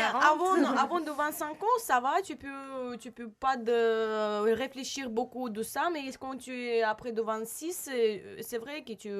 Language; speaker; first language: French; non-native, learner; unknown